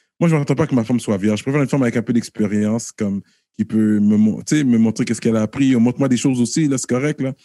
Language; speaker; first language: French; early bilingual, other home language; Haitian Creole